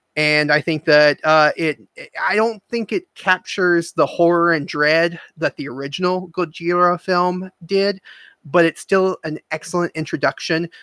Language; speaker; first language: English; native; English